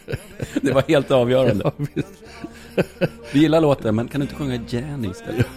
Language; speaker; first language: Swedish; native; Swedish